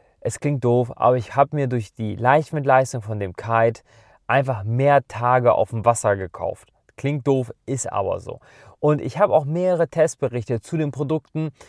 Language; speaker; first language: German; native; German